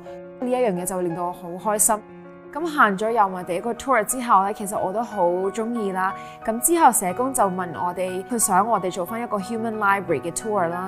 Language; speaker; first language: Cantonese; early bilingual, other home language; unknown